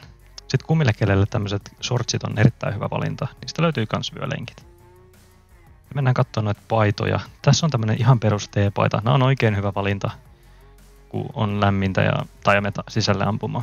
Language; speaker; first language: Finnish; native; Finnish